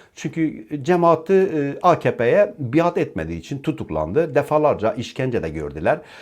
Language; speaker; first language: Turkish; native; Turkish